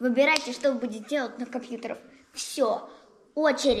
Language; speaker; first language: Russian; early bilingual, heritage; Russian